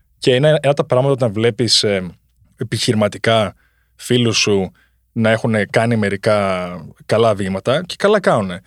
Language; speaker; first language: Greek; early bilingual, heritage; Greek